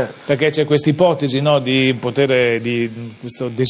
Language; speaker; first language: Italian; native; Italian